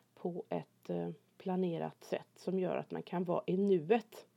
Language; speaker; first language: Swedish; native; Swedish